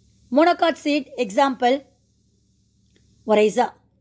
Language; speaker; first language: English; non-native, local second language; Tamil